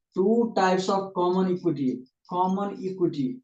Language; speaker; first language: English; non-native, local second language; Nepali